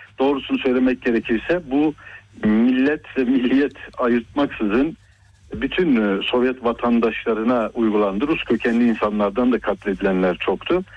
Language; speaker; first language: Turkish; native; Turkish